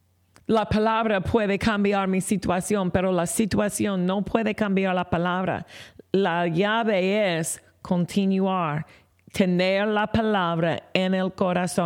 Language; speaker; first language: Spanish; non-native, fluent; English